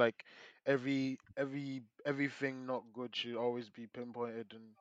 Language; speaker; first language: English; native; English